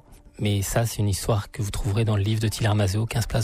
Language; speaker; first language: French; native; French